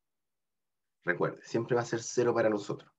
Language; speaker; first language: Spanish; native; Spanish